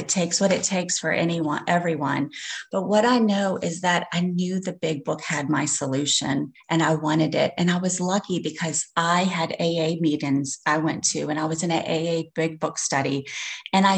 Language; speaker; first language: English; native; English